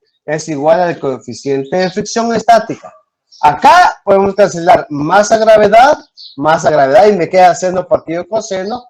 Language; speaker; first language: Spanish; native; Spanish